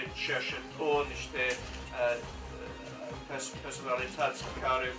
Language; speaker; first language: Romanian; non-native, learner; English